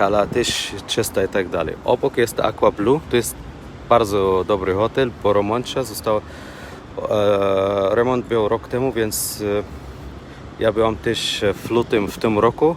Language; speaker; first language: Polish; non-native, learner; Arabic